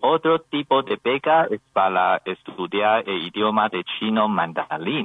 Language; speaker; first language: Spanish; non-native, learner; Chinese